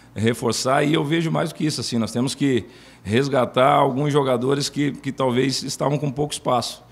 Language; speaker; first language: Portuguese; native; Portuguese